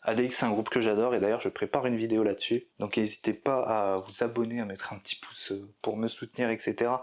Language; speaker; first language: French; native; French